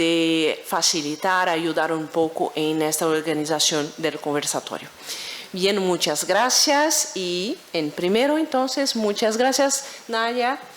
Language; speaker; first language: Spanish; non-native, fluent; Portuguese